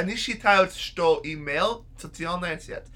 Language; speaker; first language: Russian; non-native, learner; English